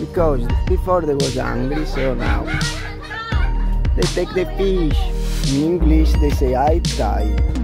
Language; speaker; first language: English; non-native, learner; Italian